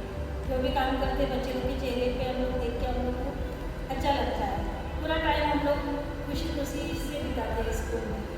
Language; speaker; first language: Hindi; non-native, local second language; Marathi